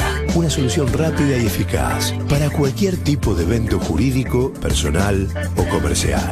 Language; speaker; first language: Spanish; native; Spanish